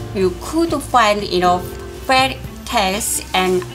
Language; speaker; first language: English; non-native, learner; Korean